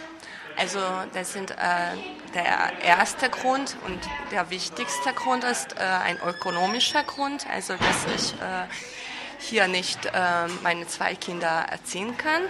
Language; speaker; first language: German; non-native, fluent; Hungarian